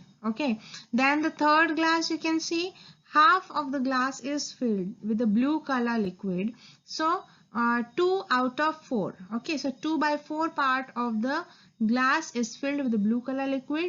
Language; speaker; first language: English; non-native, local second language; Hindi